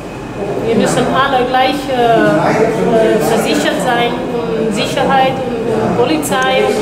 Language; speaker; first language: German; non-native, fluent; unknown